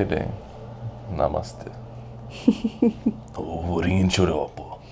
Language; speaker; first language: Swedish; native; Swedish